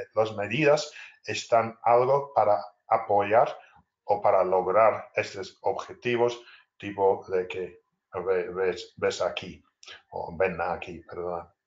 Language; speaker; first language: Spanish; non-native, fluent; English